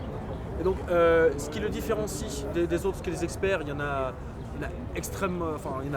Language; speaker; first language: French; native; French